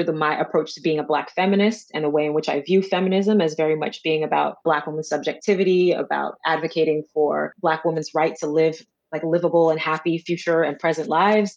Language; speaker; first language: English; native; English